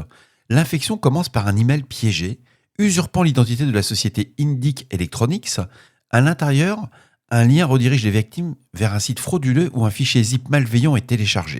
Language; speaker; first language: French; native; French